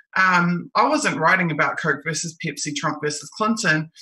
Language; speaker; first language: English; native; English